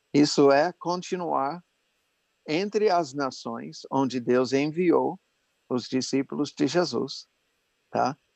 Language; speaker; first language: Portuguese; non-native, fluent; English